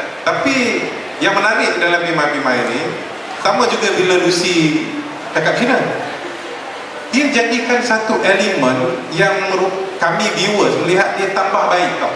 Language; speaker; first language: Malay; native; Malay